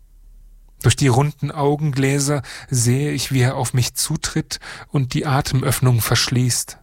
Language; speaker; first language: German; native; German